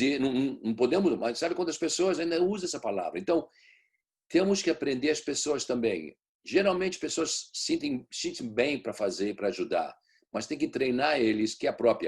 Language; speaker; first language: Portuguese; early bilingual, heritage; Portuguese